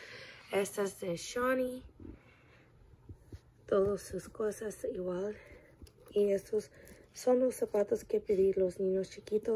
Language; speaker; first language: Spanish; early bilingual, heritage; English